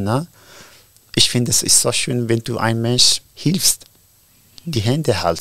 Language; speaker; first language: German; non-native, learner; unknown